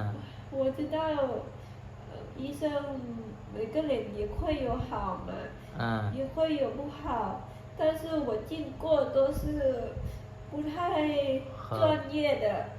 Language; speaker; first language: Chinese; non-native, learner; Lao